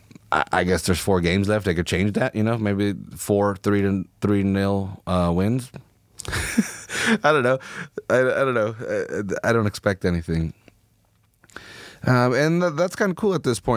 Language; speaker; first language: English; native; English